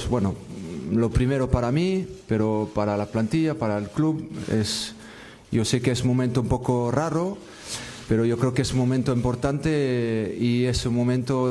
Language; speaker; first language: Spanish; non-native, fluent; French